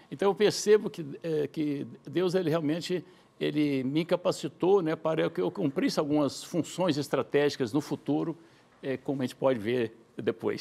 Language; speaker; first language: Portuguese; native; Portuguese